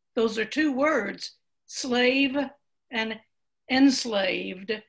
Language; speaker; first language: English; native; English